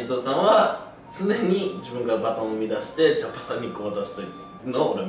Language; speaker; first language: Japanese; native; Japanese